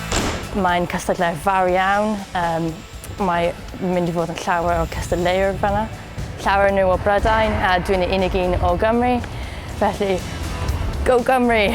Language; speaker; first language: Welsh; non-native, local second language; English